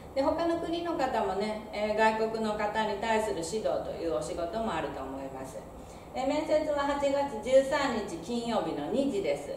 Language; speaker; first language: Japanese; native; Japanese